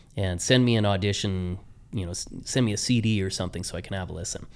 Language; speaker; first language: English; native; English